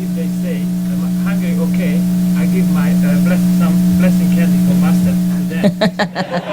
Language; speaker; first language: English; non-native, learner; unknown